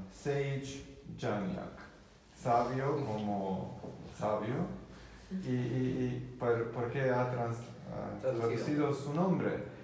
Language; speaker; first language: Spanish; non-native, fluent; Croatian